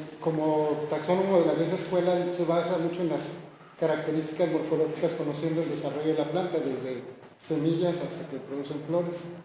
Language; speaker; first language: Spanish; native; Spanish